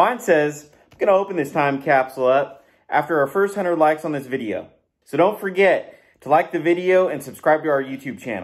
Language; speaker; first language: English; native; English